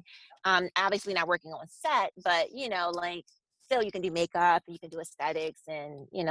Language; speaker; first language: English; native; English